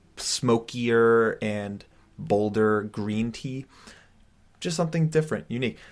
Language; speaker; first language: English; native; English